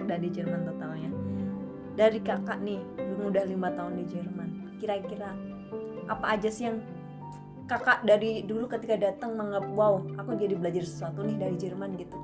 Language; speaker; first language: Indonesian; native; Indonesian